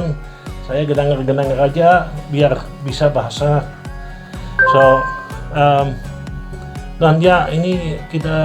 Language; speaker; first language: Indonesian; non-native, fluent; Dutch